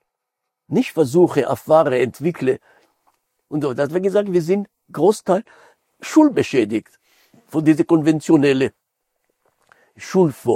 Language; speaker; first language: German; non-native, fluent; Hebrew